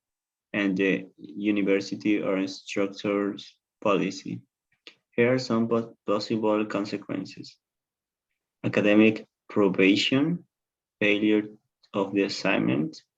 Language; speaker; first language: English; non-native, learner; Spanish